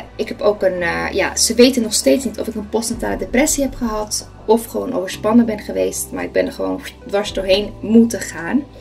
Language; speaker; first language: Dutch; non-native, fluent; Spanish